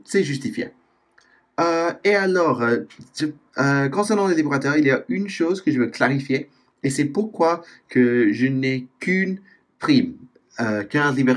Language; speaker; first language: French; non-native, fluent; English